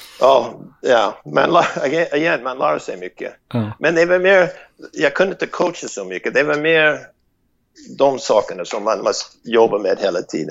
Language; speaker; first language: Swedish; non-native, fluent; English